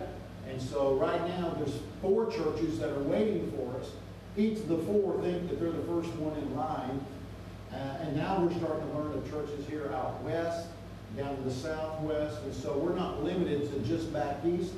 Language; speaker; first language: English; native; English